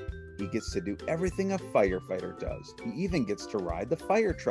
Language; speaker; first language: English; native; English